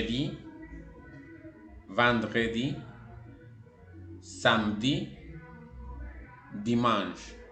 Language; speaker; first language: French; non-native, fluent; Spanish